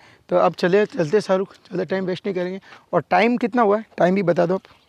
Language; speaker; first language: Hindi; native; Hindi